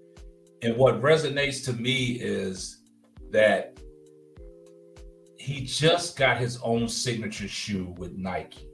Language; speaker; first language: English; native; English